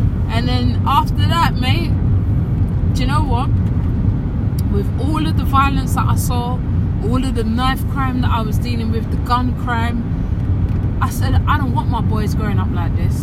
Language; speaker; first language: English; native; English